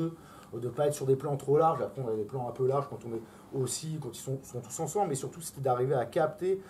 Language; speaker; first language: French; native; French